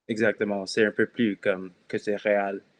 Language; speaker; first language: French; non-native, local second language; English